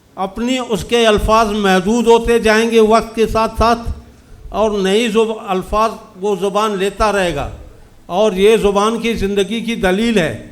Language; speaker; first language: Urdu; non-native, local second language; Brahui